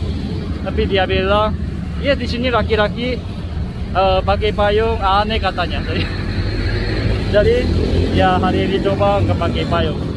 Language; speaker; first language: Indonesian; non-native, learner; Korean